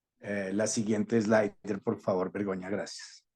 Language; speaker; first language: Spanish; native; Spanish